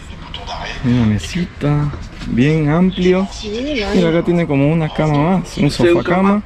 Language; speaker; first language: Spanish; native; Spanish